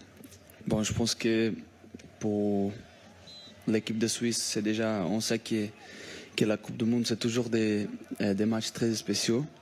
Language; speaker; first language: French; non-native, fluent; Portuguese